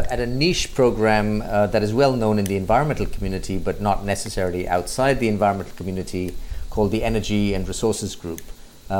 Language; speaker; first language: English; non-native, local second language; Hindi